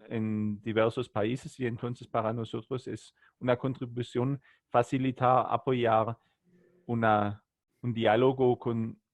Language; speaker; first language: Spanish; non-native, learner; German